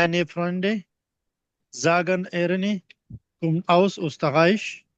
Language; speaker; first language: German; non-native, learner; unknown